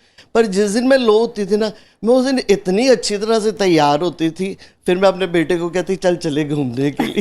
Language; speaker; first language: Hindi; native; Hindi